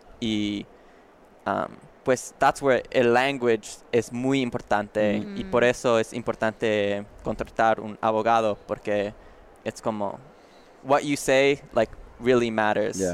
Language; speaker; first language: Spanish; non-native, learner; English